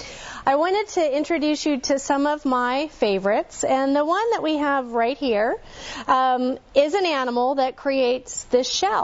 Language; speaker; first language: English; native; English